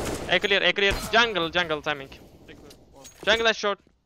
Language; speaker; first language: English; non-native, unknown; Turkish